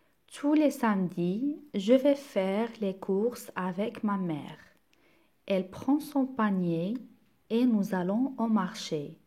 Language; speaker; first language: French; non-native, local second language; Arabic